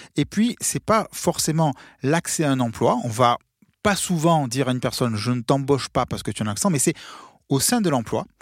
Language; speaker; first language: French; native; French